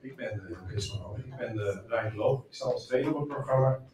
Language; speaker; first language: Dutch; native; Dutch